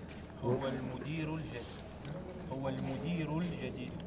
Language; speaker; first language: Arabic; non-native, learner; French